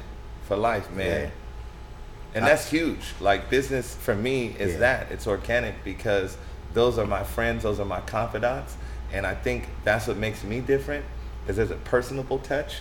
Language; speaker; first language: English; native; English